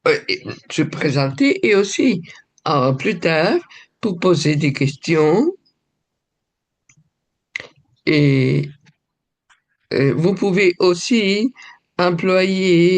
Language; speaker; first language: French; non-native, fluent; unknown